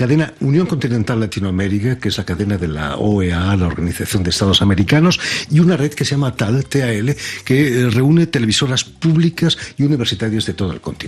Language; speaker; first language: Spanish; native; Spanish